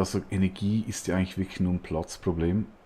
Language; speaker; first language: German; native; German